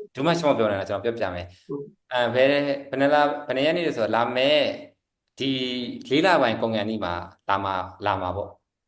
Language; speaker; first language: Burmese; native; Burmese